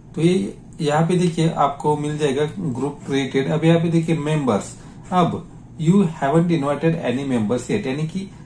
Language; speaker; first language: Hindi; non-native, local second language; Marathi